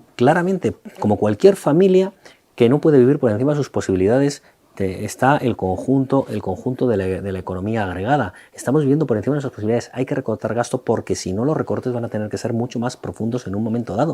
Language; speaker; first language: Spanish; native; Spanish